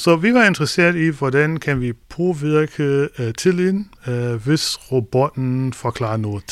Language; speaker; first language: Danish; non-native, fluent; German